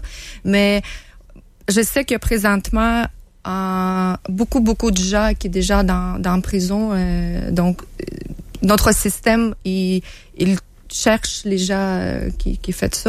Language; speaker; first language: French; non-native, learner; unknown